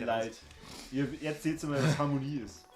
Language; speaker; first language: German; native; German